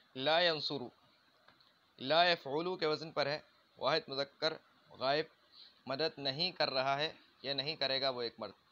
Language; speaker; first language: Urdu; native; Urdu